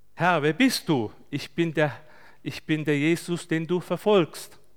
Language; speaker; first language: German; non-native, fluent; Turkish